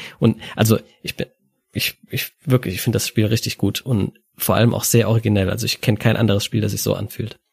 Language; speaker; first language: German; native; German